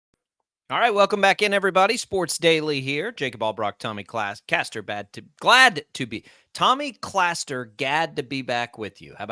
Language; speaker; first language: English; native; English